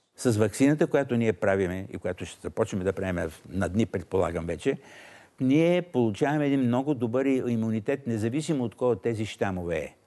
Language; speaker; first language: Bulgarian; native; Bulgarian